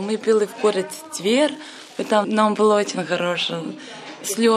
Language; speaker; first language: Russian; non-native, learner; Serbian